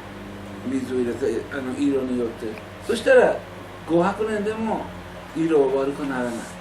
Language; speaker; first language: Japanese; non-native, learner; Persian